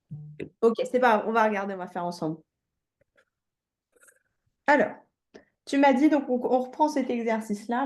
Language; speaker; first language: French; native; French